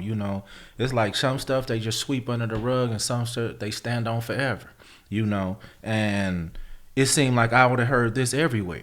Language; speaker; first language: English; native; English